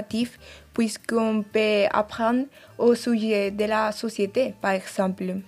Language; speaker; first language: French; non-native, fluent; Spanish